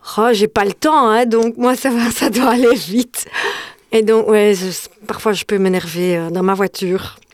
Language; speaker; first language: French; non-native, local second language; Dutch